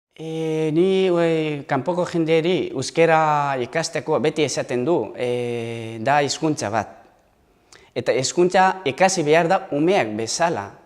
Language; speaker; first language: Basque; non-native, learner; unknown